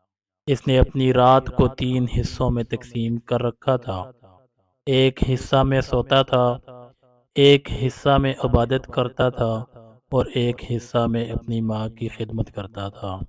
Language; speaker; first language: Urdu; native; Urdu